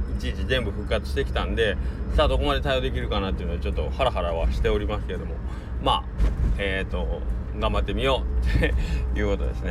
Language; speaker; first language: Japanese; native; Japanese